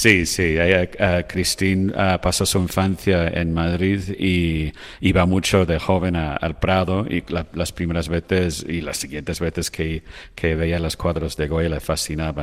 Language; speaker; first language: Spanish; non-native, fluent; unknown